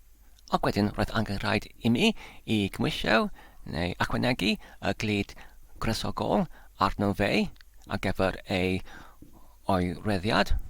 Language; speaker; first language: Welsh; non-native, learner; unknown